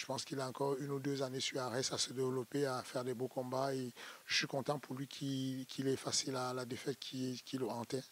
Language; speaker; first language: French; native; French